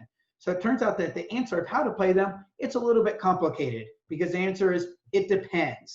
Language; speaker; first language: English; native; English